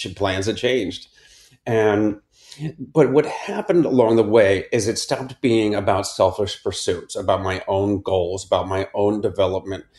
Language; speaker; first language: English; native; English